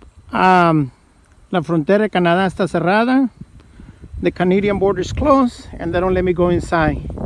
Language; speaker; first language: English; non-native, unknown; Spanish